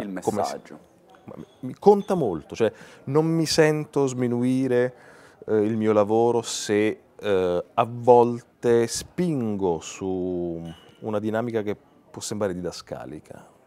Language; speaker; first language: Italian; native; Italian